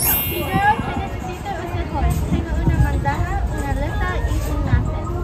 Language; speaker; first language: Spanish; non-native, learner; English